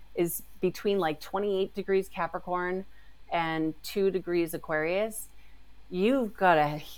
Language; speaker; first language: English; native; English